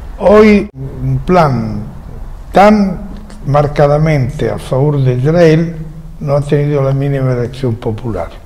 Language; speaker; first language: Spanish; non-native, fluent; Italian